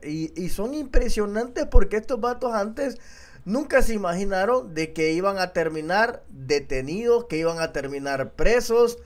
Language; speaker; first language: Spanish; native; Spanish